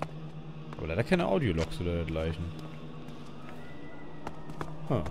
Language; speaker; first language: German; native; German